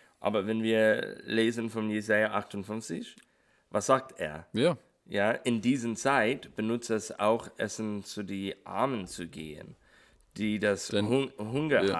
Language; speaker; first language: German; non-native, fluent; English